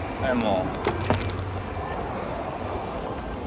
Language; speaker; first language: Japanese; non-native, learner; English